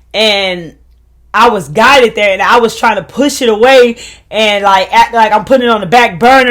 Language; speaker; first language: English; native; English